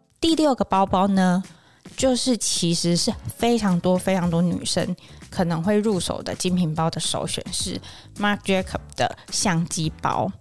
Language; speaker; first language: Chinese; native; Chinese